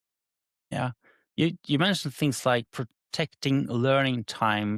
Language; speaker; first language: English; non-native, fluent; Norwegian